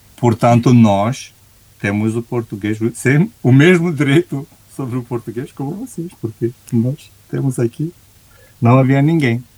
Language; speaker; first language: Portuguese; non-native, fluent; Romanian